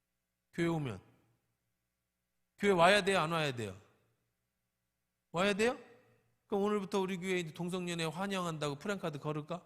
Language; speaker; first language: Korean; native; Korean